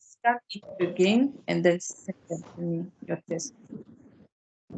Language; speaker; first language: English; non-native, local second language; French